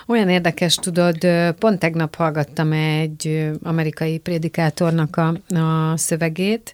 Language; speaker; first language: Hungarian; native; Hungarian